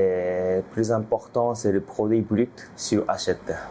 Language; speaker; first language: French; non-native, fluent; Japanese